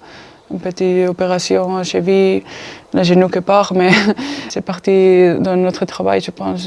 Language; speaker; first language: French; non-native, fluent; Spanish